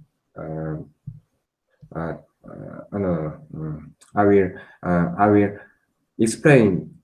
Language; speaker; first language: English; non-native, learner; Korean